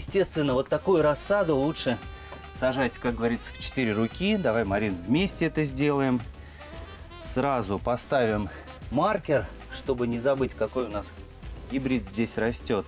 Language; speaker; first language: Russian; native; Russian